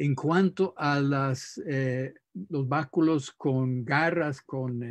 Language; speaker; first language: Spanish; non-native, fluent; English